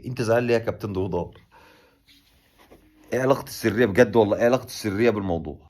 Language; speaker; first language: Arabic; native; Arabic